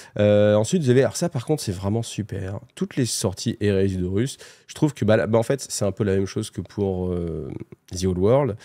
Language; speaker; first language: French; native; French